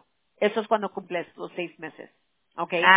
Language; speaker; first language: Spanish; early bilingual, heritage; Spanish